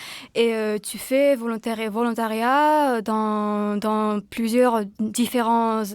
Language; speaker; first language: French; non-native, fluent; Georgian